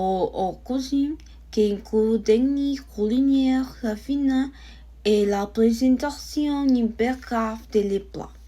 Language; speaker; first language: French; non-native, learner; Spanish